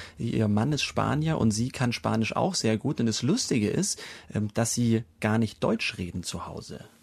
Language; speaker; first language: German; native; German